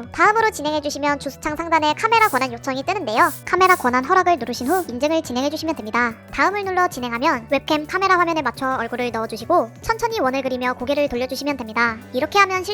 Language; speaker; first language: Korean; native; Korean